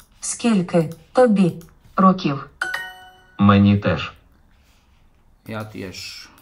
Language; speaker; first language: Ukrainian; non-native, learner; Slovak